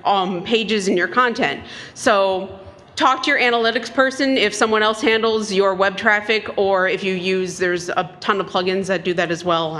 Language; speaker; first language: English; native; English